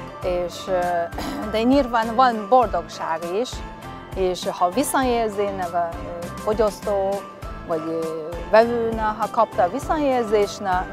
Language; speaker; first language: Hungarian; non-native, learner; Chinese